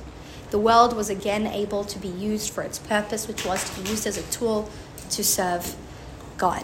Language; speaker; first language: English; native; English